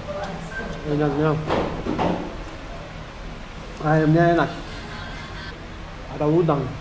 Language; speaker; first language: Indonesian; non-native, learner; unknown